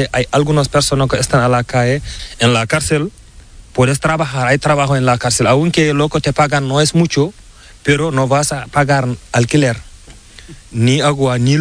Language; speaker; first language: Spanish; non-native, learner; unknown